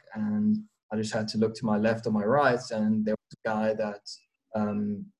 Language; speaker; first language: English; native; English